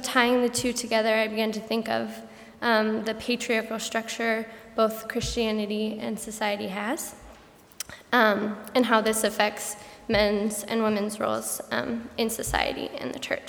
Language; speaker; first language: English; native; English